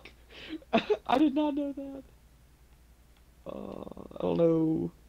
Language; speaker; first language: English; native; English